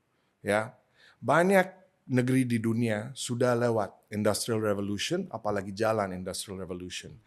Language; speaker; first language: Indonesian; non-native, fluent; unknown